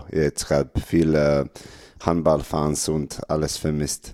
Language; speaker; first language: German; non-native, learner; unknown